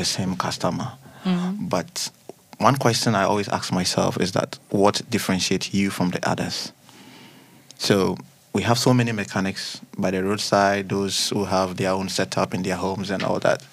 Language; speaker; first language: English; non-native, local second language; Akan